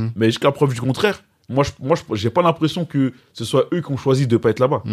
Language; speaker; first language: French; native; French